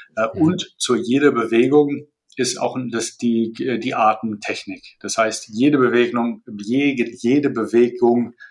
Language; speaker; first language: German; non-native, fluent; Malay